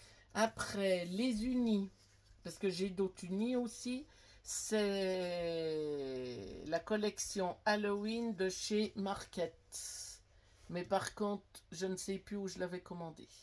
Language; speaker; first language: French; native; French